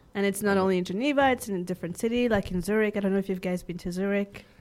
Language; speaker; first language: English; non-native, fluent; French